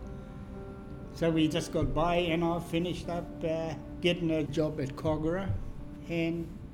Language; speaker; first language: English; non-native, fluent; German